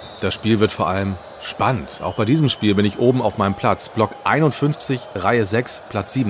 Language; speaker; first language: German; native; German